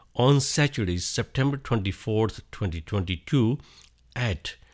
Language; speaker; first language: English; non-native, local second language; Hindi